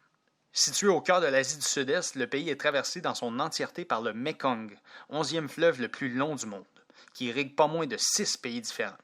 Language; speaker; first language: French; native; French